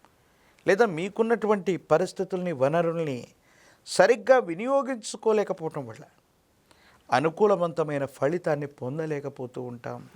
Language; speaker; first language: Telugu; native; Telugu